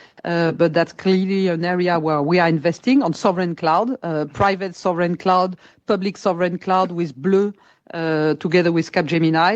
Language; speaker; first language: English; non-native, fluent; French